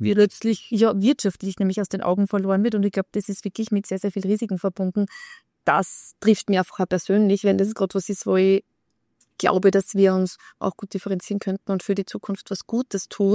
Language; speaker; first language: German; native; German